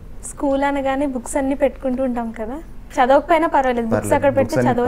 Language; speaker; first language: Telugu; native; Telugu